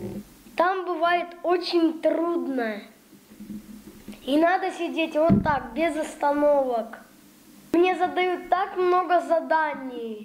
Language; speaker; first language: Russian; early bilingual, heritage; Russian